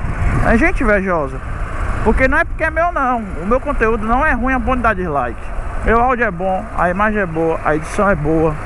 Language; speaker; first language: Portuguese; native; Portuguese